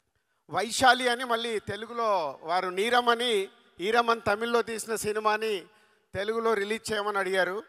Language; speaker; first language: Telugu; native; Telugu